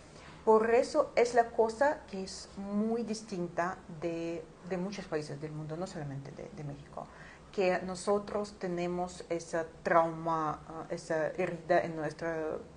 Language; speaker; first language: Spanish; non-native, fluent; Ukrainian